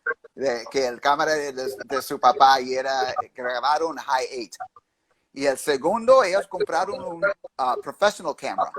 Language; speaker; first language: Spanish; early bilingual, heritage; English